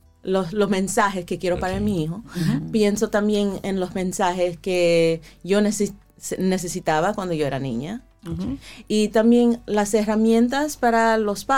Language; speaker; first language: Spanish; early bilingual, heritage; Spanish